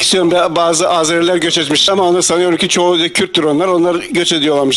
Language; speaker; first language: Turkish; non-native, fluent; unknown